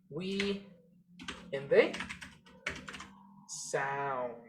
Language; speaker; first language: English; non-native, fluent; Spanish